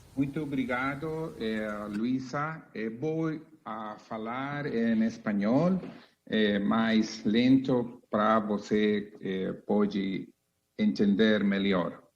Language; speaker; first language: Portuguese; non-native, learner; Spanish